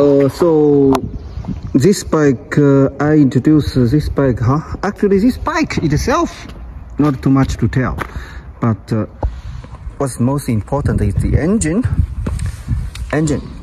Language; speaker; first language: English; non-native, learner; Chinese